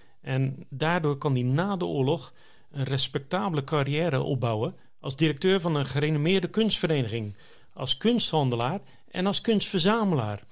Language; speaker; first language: Dutch; native; Dutch